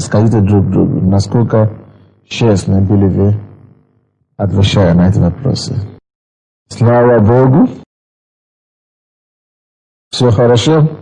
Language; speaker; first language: Russian; non-native, fluent; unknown